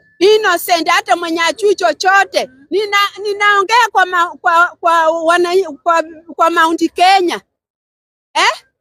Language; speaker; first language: Swahili; non-native, local second language; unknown